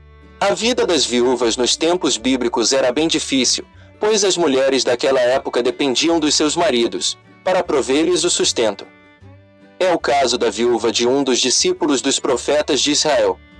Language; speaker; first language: Portuguese; native; Portuguese